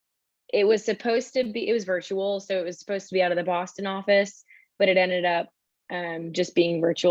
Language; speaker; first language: English; native; English